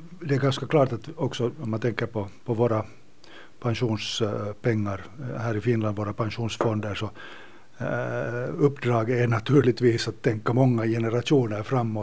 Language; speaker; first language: Swedish; native; Swedish